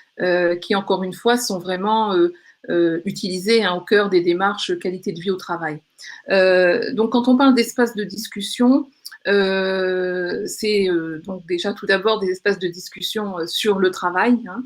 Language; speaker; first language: French; native; French